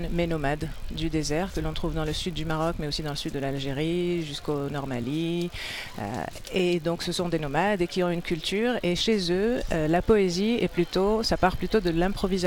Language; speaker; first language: French; non-native, local second language; Arabic